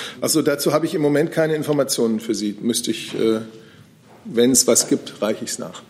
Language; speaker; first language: German; native; German